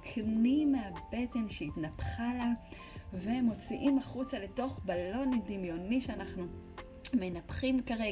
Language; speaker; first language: Hebrew; native; Hebrew